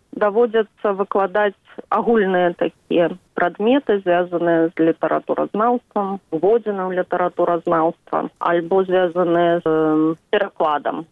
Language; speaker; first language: Belarusian; native; Belarusian